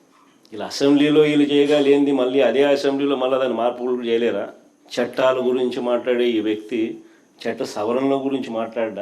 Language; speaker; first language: Telugu; native; Telugu